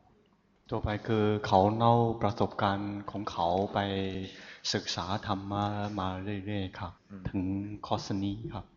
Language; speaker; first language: Thai; non-native, fluent; Chinese